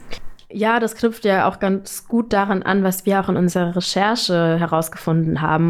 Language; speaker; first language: German; native; German